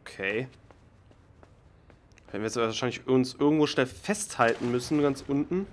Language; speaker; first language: German; native; German